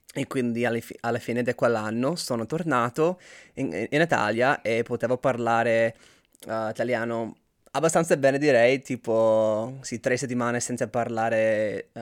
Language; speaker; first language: Italian; non-native, fluent; English